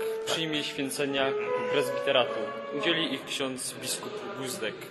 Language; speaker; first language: Polish; native; Polish